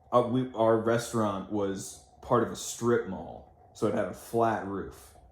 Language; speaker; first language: English; native; English